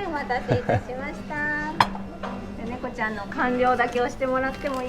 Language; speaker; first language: Japanese; native; Japanese